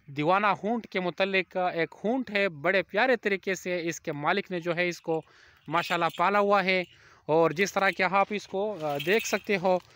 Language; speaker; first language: Urdu; non-native, local second language; Pashto